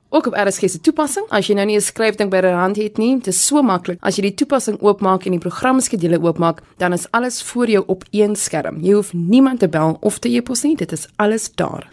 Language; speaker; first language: Afrikaans; native; Afrikaans